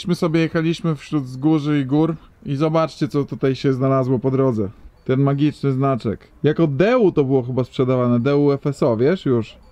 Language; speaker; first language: Polish; native; Polish